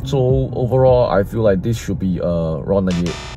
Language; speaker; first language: English; native; English